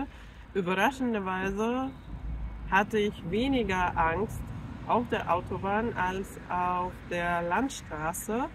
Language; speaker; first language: German; non-native, fluent; Finnish